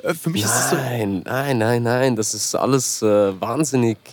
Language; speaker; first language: German; native; German